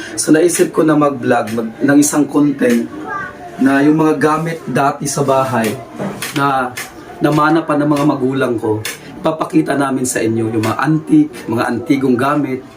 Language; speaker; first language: Filipino; non-native, local second language; Cebuano